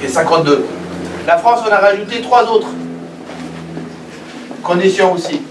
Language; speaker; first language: French; non-native, fluent; Persian